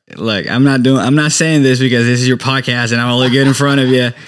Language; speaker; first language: English; non-native, fluent; Spanish